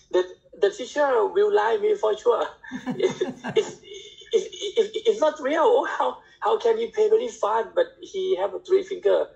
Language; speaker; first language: English; non-native, learner; Thai